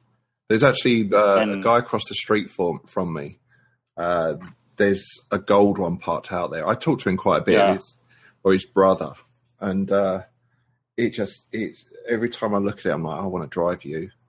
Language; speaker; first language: English; native; English